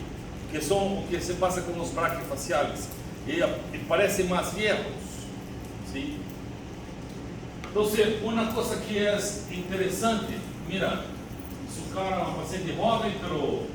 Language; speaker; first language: Spanish; non-native, learner; Portuguese